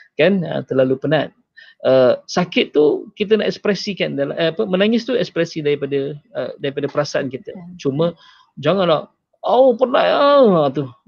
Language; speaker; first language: Malay; native; Malay